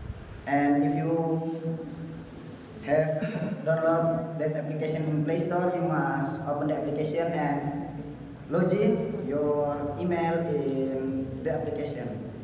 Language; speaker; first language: English; non-native, learner; Indonesian